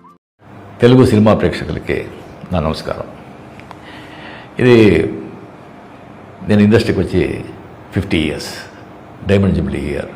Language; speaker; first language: Telugu; non-native, local second language; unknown